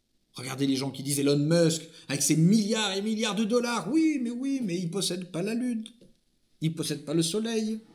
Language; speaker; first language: French; native; French